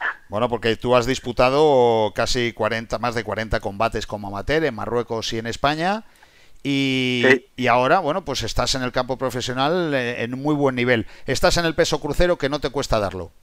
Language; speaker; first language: Spanish; native; Spanish